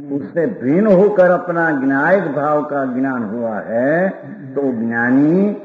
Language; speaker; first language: Hindi; non-native, local second language; Gujarati